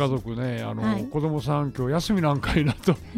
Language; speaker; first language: Japanese; native; Japanese